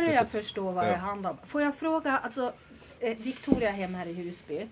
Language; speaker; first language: Swedish; native; Swedish